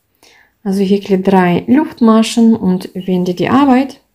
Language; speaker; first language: German; non-native, fluent; Russian